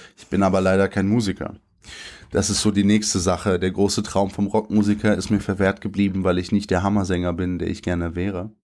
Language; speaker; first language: German; native; German